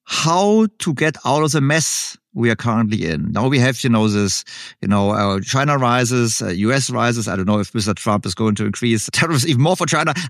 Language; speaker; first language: English; non-native, fluent; German